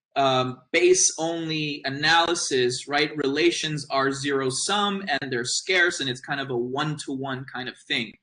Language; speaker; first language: English; native; English